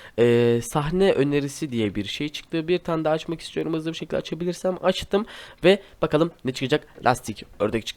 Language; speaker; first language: Turkish; native; Turkish